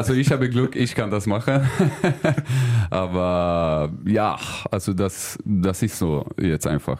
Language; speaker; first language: German; non-native, learner; Swedish